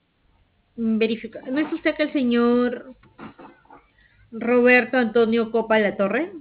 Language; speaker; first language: Spanish; native; Spanish